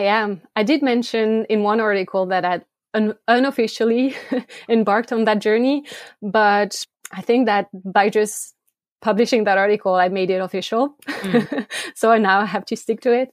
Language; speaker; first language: English; non-native, fluent; French